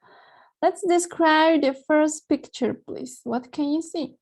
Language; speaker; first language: English; non-native, fluent; Spanish